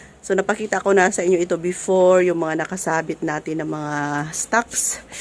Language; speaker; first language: Filipino; non-native, local second language; Cebuano